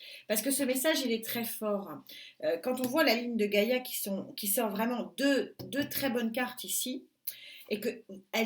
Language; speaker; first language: French; native; French